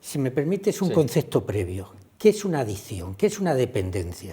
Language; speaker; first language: Spanish; native; Spanish